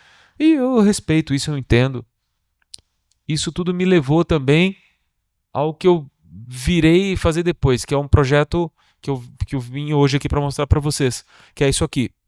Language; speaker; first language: Portuguese; native; Portuguese